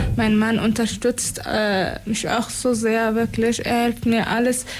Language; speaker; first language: German; non-native, fluent; Tigrinya